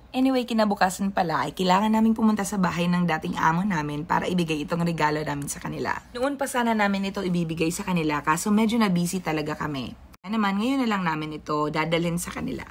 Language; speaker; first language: Filipino; non-native, local second language; Cebuano